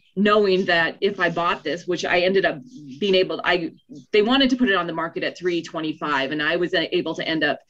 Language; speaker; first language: English; native; English